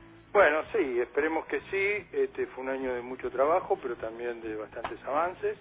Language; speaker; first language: Spanish; native; Spanish